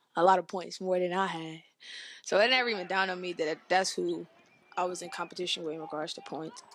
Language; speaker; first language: English; native; English